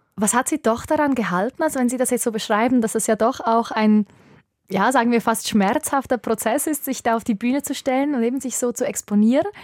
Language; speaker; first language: German; native; German